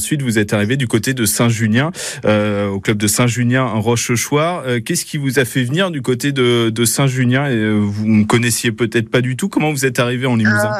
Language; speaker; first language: French; native; French